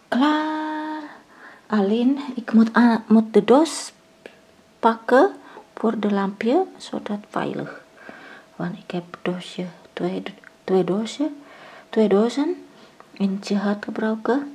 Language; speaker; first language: Dutch; non-native, learner; Indonesian